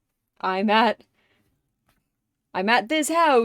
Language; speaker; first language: English; native; English